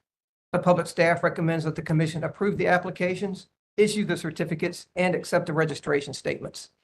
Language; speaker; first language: English; native; English